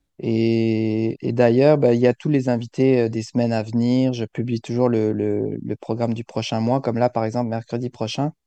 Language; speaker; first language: French; native; French